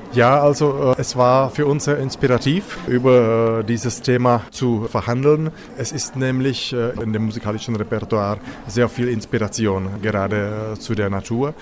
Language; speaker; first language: German; non-native, fluent; Czech